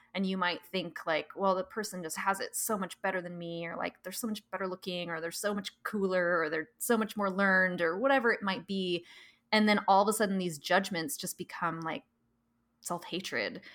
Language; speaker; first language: English; early bilingual, other home language; Thai